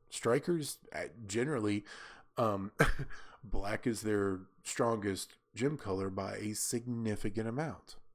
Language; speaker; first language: English; native; English